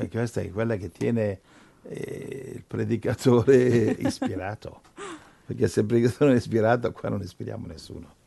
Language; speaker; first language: Italian; non-native, fluent; English